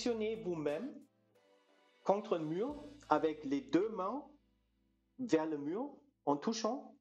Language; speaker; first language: French; non-native, fluent; German